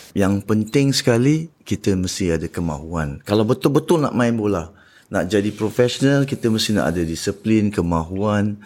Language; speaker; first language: Malay; native; Malay